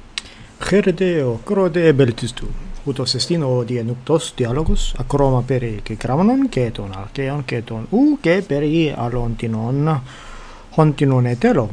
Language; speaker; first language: Greek; non-native, fluent; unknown